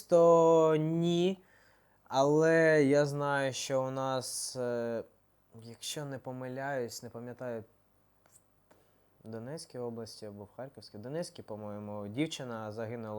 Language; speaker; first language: Ukrainian; non-native, local second language; Russian